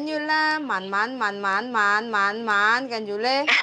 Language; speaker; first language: Cantonese; non-native, learner; Javanese